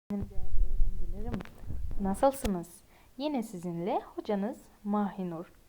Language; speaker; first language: Turkish; non-native, fluent; Uzbek